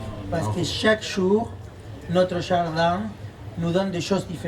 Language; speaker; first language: French; non-native, fluent; Spanish